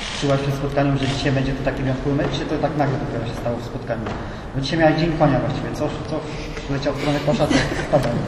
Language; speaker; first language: Polish; native; Polish